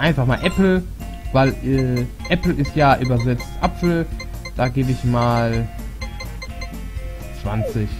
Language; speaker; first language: German; native; German